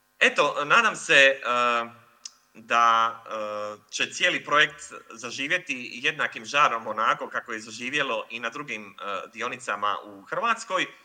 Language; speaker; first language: Croatian; native; Croatian